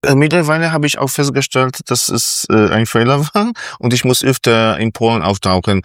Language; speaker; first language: German; non-native, fluent; Polish